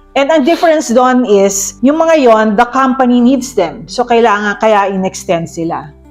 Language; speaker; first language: Filipino; native; Filipino